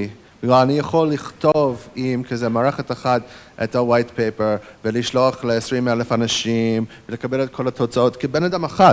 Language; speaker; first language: Hebrew; non-native, fluent; English